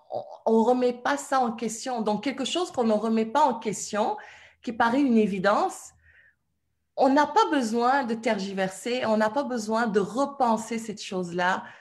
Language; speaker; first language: French; non-native, local second language; Wolof